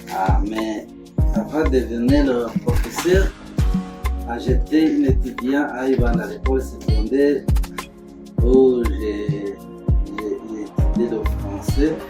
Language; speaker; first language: French; non-native, learner; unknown